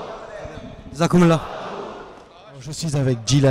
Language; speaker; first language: French; native; French